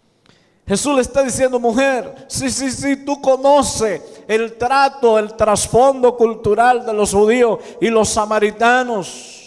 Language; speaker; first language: Spanish; native; Spanish